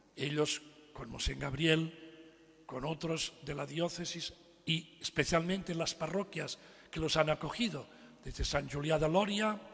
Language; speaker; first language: Spanish; non-native, local second language; Catalan